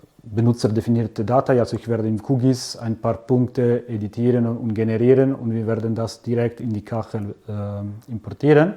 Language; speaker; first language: German; non-native, fluent; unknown